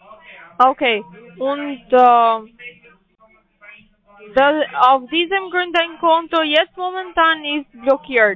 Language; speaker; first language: German; non-native, learner; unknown